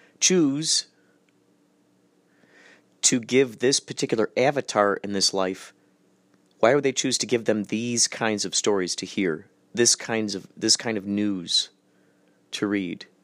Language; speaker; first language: English; native; English